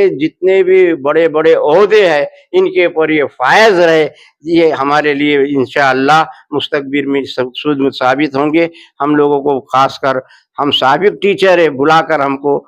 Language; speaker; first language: Hindi; non-native, local second language; Urdu